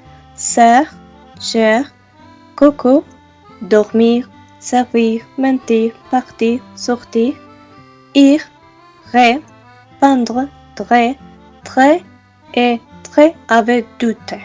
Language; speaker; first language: French; non-native, learner; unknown